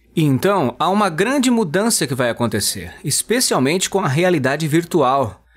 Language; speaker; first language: Portuguese; non-native, fluent; Hebrew